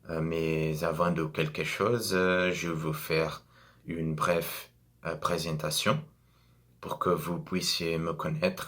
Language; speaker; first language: French; non-native, fluent; Portuguese